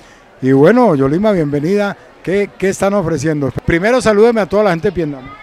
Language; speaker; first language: Spanish; native; Spanish